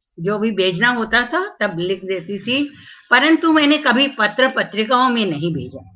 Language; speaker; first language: Hindi; non-native, local second language; Tamil